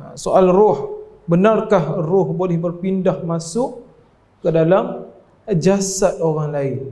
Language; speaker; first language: Malay; native; Malay